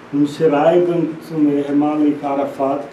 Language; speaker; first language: German; non-native, learner; Portuguese